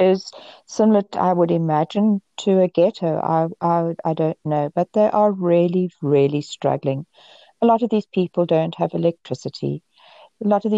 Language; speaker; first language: English; native; English